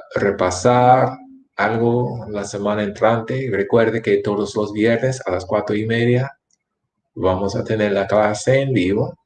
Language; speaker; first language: Spanish; non-native, fluent; English